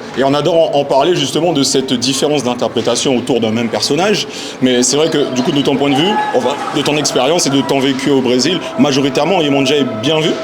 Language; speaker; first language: French; native; French